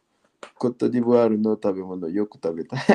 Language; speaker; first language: Japanese; non-native, learner; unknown